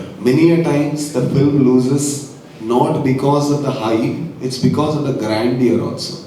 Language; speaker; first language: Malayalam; non-native, learner; Kannada